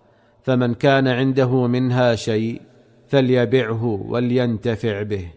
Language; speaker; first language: Arabic; native; Arabic